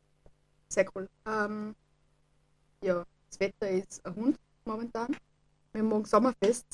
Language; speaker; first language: German; native; German